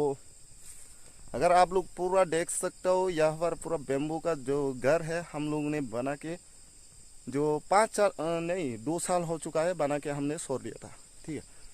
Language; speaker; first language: Hindi; non-native, local second language; Kok Borok